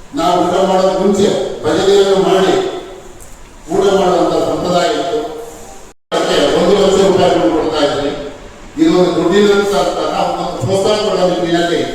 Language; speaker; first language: Kannada; non-native, local second language; Tulu